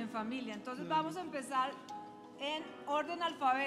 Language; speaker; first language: Spanish; native; Spanish